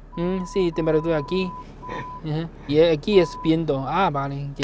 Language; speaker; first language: Spanish; non-native, learner; Chinese